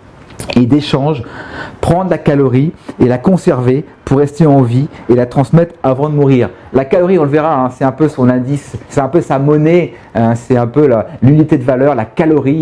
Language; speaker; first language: French; native; French